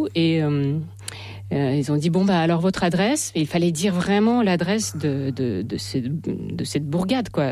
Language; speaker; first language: French; non-native, fluent; Russian